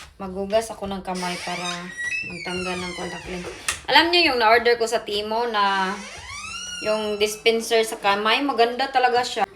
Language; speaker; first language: Filipino; non-native, local second language; Cebuano